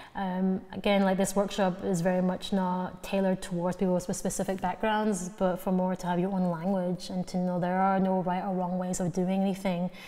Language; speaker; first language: English; native; English